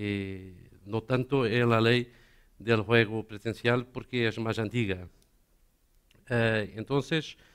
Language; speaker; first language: Spanish; non-native, learner; Portuguese